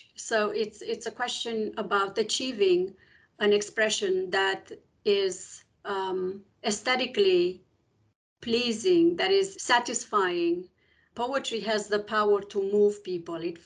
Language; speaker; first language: English; non-native, fluent; Romanian